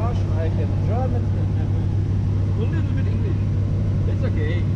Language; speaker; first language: English; non-native, learner; German